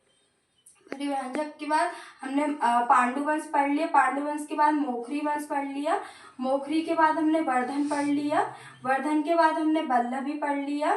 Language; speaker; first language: Hindi; native; Hindi